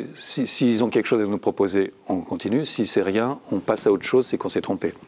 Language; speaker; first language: French; native; French